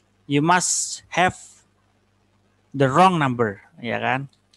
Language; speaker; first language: English; non-native, fluent; Indonesian